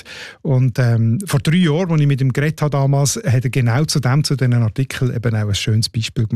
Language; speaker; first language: German; native; German